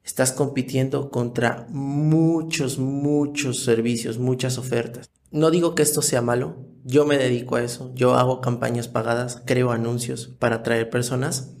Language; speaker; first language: Spanish; native; Spanish